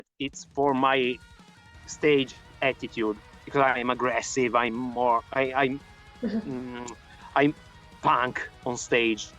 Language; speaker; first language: English; non-native, fluent; Italian